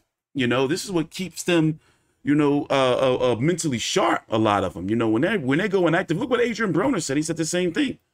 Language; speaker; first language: English; native; English